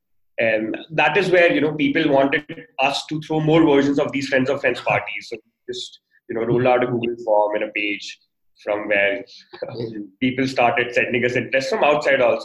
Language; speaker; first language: English; non-native, local second language; Hindi